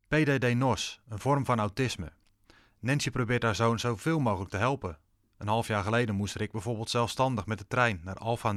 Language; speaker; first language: Dutch; native; Dutch